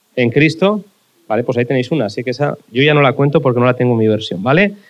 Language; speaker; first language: Spanish; native; Spanish